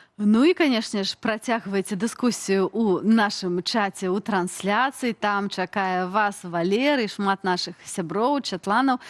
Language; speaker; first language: Belarusian; native; Belarusian